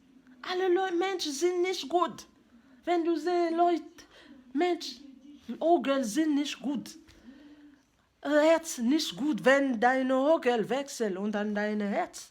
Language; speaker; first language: German; non-native, learner; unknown